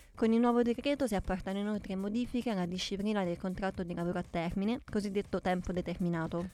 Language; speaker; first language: Italian; native; Italian